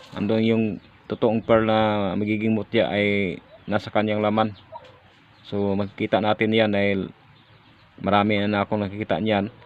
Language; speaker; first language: Filipino; non-native, local second language; Cebuano